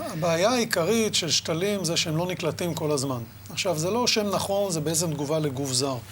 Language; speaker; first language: Hebrew; native; Hebrew